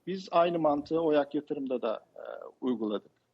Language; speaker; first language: Turkish; native; Turkish